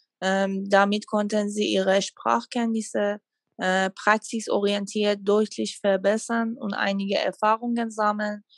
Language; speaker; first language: German; non-native, fluent; Persian